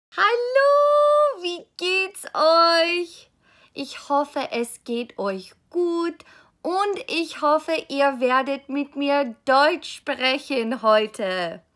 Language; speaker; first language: German; non-native, fluent; English